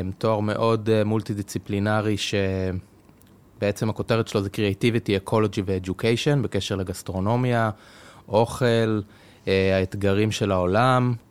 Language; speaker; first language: Hebrew; native; Hebrew